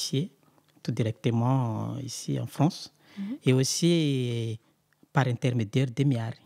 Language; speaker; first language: French; non-native, local second language; Malagasy